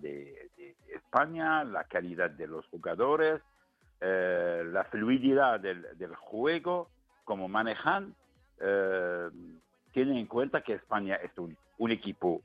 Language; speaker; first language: Spanish; non-native, fluent; Arabic